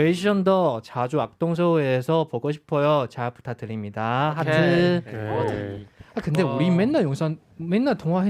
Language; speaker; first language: Korean; non-native, fluent; Chinese